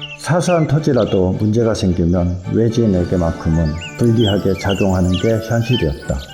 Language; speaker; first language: Korean; native; Korean